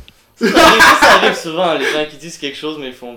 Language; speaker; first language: French; native; French